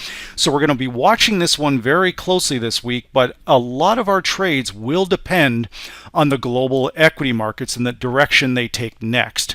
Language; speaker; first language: English; native; English